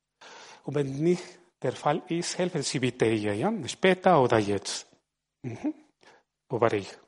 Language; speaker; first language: German; non-native, fluent; Spanish